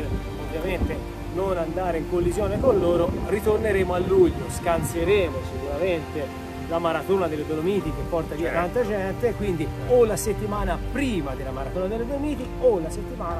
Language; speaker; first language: Italian; native; Italian